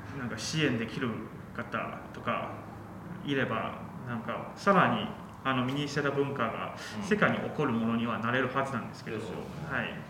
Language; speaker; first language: Japanese; non-native, fluent; Chinese